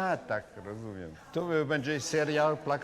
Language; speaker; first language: Polish; non-native, learner; French